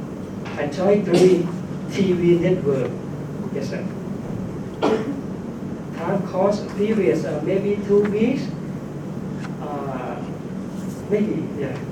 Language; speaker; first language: English; non-native, learner; Thai